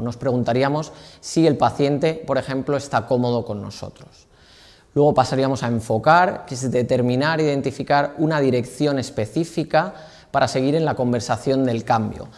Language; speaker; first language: Spanish; native; Spanish